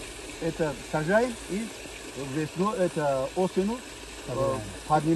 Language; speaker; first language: Russian; non-native, learner; Tajik